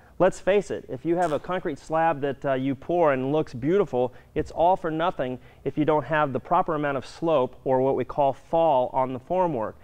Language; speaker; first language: English; native; English